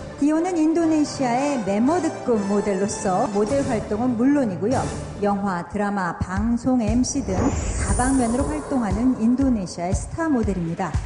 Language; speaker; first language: Korean; native; Korean